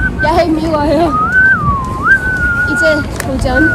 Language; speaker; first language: Korean; native; Korean